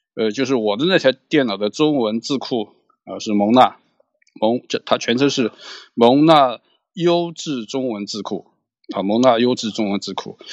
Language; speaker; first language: Chinese; native; Chinese